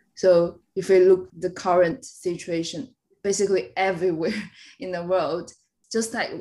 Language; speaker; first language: English; non-native, fluent; Chinese